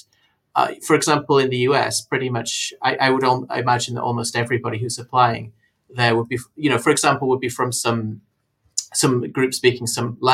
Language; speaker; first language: English; native; English